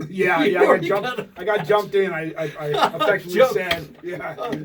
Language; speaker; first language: English; native; English